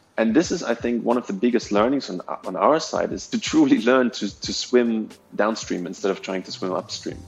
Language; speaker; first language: English; non-native, fluent; German